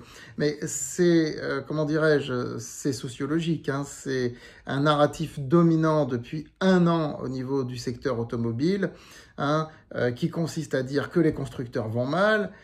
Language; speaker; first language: French; native; French